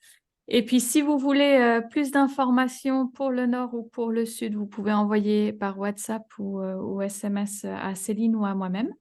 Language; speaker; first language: French; native; French